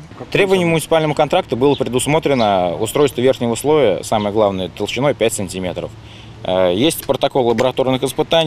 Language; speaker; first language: Russian; native; Russian